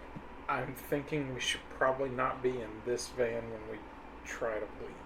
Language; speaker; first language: English; native; English